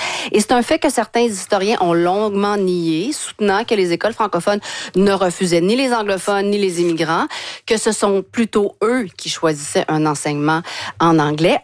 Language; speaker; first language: French; native; French